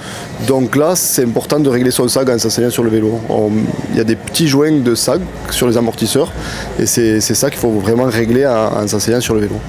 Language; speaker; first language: French; native; French